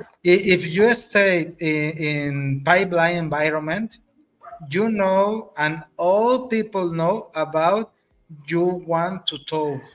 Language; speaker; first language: English; non-native, learner; Spanish